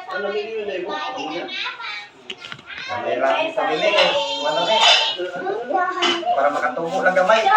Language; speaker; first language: Filipino; non-native, local second language; Cebuano